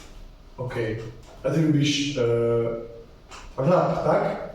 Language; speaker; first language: Polish; non-native, learner; French